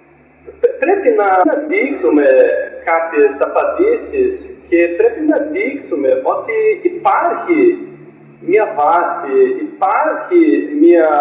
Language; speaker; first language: Greek; non-native, fluent; Portuguese